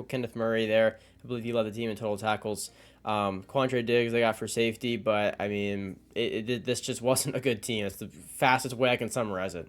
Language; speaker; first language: English; native; English